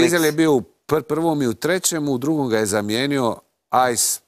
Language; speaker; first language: Croatian; native; Croatian